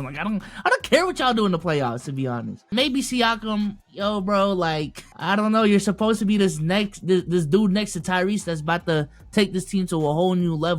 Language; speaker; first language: English; native; English